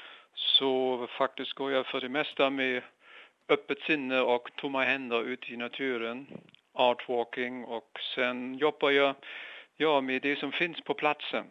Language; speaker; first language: Swedish; non-native, fluent; German